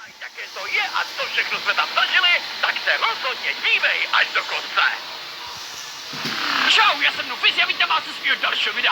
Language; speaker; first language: Czech; native; Czech